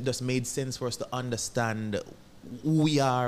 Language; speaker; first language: English; non-native, local second language; Jamaican Creole English